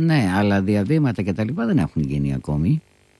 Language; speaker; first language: Greek; native; Greek